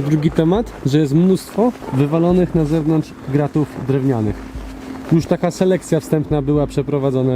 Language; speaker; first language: Polish; native; Polish